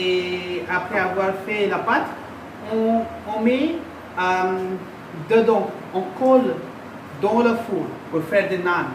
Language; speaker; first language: French; non-native, fluent; Hindi